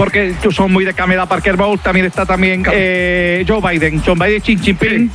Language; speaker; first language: Spanish; native; Spanish